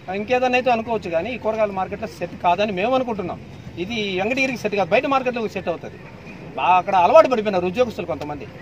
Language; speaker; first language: Telugu; native; Telugu